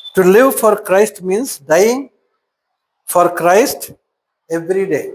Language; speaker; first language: English; non-native, local second language; Telugu